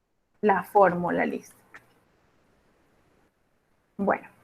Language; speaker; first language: Spanish; native; Spanish